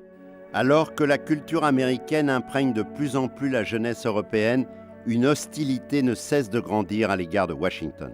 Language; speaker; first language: French; native; French